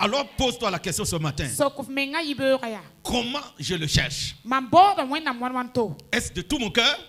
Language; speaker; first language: French; non-native, local second language; Mossi